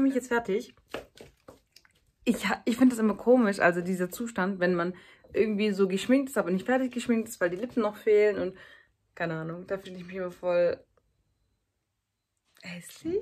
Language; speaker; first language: German; early bilingual, other home language; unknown